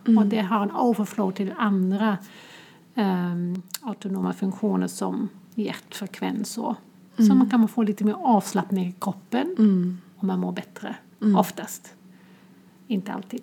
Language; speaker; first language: Swedish; non-native, fluent; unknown